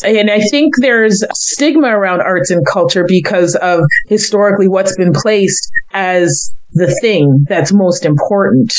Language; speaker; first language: English; native; English